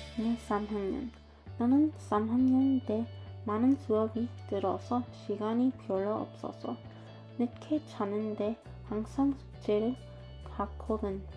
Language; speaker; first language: Korean; non-native, learner; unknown